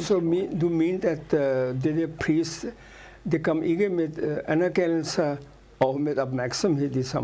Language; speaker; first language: Danish; non-native, fluent; Urdu